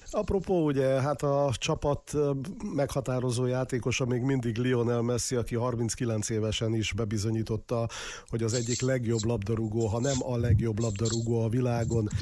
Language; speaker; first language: Hungarian; native; Hungarian